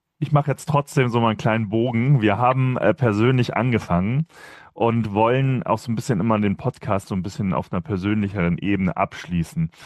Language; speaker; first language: German; native; German